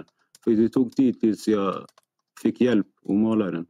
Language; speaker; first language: Swedish; non-native, fluent; Arabic